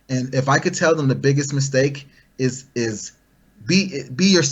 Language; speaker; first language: English; native; English